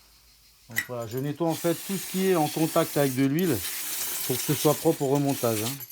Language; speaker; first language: French; native; French